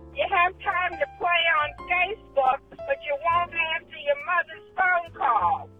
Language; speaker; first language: English; early bilingual, other home language; Kinyarwanda